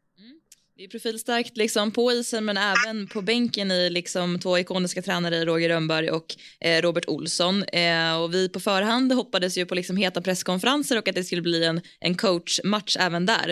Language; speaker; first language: Swedish; native; Swedish